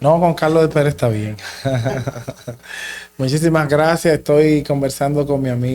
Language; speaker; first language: Spanish; native; Spanish